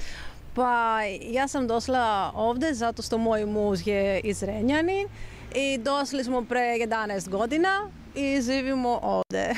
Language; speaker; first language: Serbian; non-native, learner; Greek